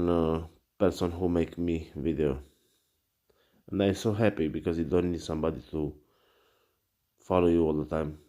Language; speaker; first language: English; non-native, learner; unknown